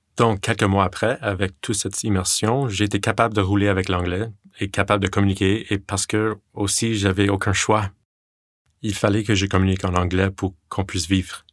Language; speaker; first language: French; non-native, fluent; English